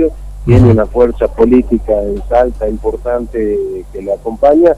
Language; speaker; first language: Spanish; native; Spanish